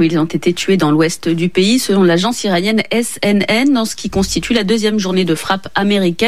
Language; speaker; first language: French; native; French